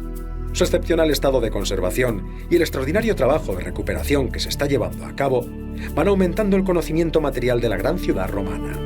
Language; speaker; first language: Spanish; native; Spanish